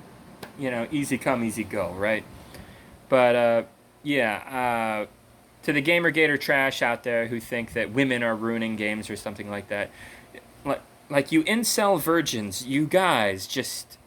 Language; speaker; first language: English; native; English